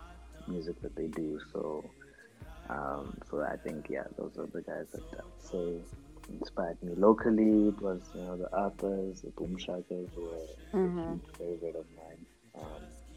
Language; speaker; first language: English; non-native, local second language; Xhosa